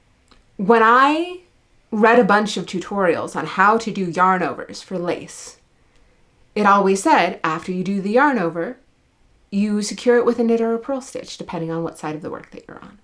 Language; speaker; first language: English; native; English